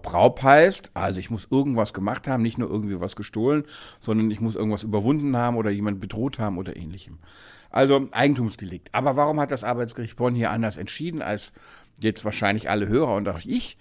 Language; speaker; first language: German; native; German